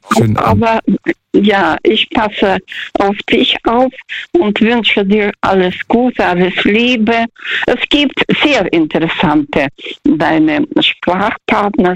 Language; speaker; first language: German; early bilingual, heritage; German